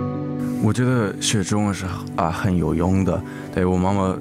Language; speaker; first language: Chinese; early bilingual, heritage; English